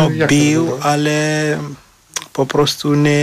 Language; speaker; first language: Polish; non-native, fluent; Shona